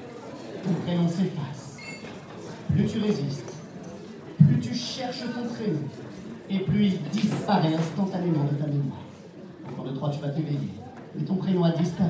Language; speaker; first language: French; native; French